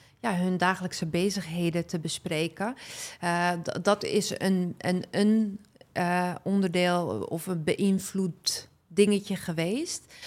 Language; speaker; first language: Dutch; early bilingual, other home language; Arabic